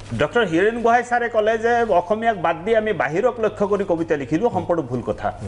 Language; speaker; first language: Assamese; non-native, local second language; Bangla